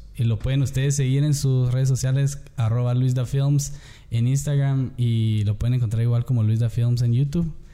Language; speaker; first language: Spanish; native; Spanish